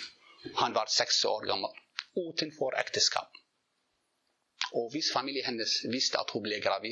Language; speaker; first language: Swedish; non-native, learner; Arabic